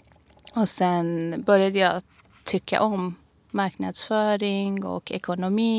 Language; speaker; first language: Swedish; non-native, fluent; Persian